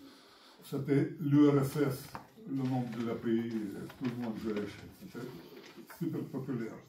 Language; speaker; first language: French; non-native, learner; Russian